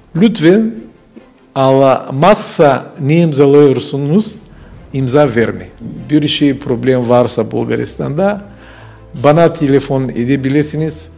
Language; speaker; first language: Turkish; non-native, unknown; Bulgarian